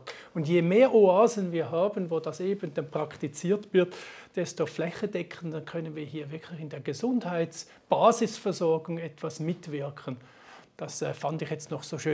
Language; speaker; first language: German; native; German